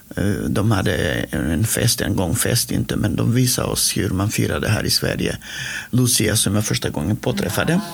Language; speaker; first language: Swedish; non-native, fluent; Macedonian